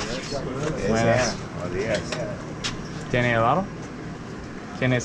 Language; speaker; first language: Spanish; non-native, learner; English